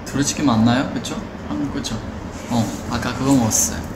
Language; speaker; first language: Korean; non-native, fluent; Chinese